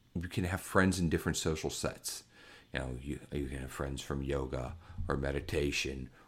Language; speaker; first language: English; native; English